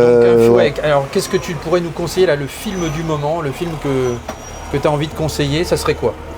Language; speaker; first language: French; native; French